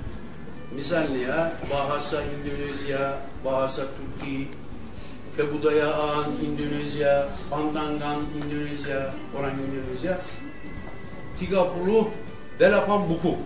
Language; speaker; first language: Indonesian; non-native, learner; Turkish